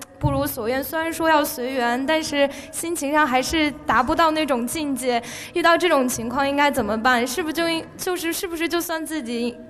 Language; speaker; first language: Chinese; native; Chinese